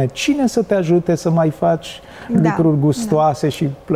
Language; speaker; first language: Romanian; native; Romanian